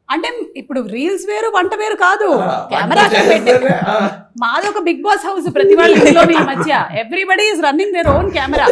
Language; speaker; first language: Telugu; native; Telugu